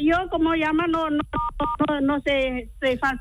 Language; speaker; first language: Spanish; non-native, learner; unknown